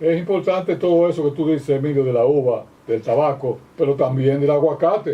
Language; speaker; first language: Spanish; native; Spanish